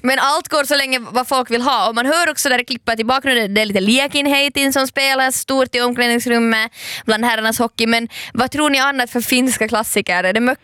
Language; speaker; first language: Swedish; native; Swedish